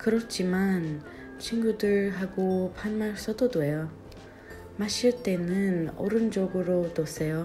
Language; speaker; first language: Korean; non-native, learner; English